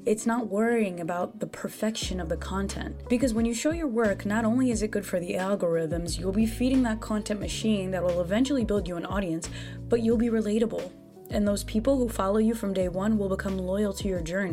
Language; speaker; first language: English; early bilingual, other home language; Portuguese